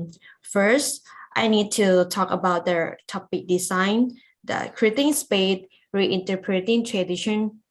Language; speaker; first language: English; non-native, learner; Lao